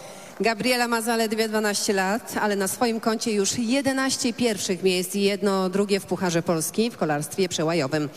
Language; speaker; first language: Polish; native; Polish